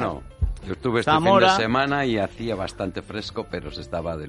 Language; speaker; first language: Spanish; native; Spanish